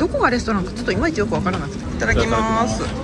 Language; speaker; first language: Japanese; native; Japanese